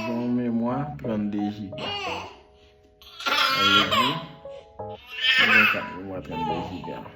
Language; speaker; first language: French; non-native, learner; Haitian Creole